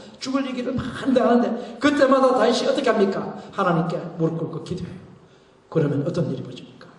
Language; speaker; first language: Korean; native; Korean